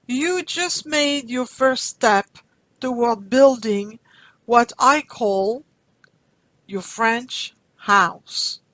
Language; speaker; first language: English; non-native, fluent; French